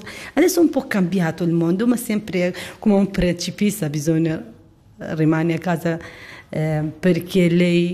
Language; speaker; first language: Italian; non-native, learner; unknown